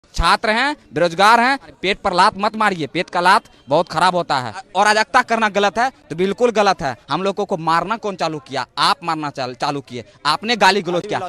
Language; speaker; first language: Hindi; native; Hindi